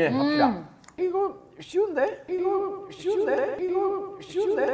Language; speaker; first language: Korean; non-native, fluent; English